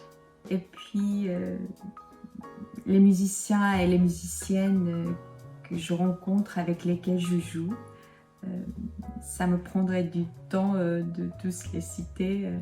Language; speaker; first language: French; non-native, fluent; Korean